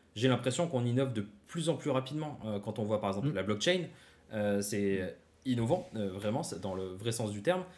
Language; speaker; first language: French; native; French